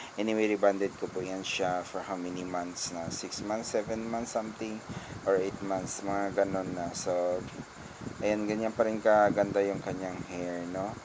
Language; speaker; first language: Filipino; non-native, local second language; Cebuano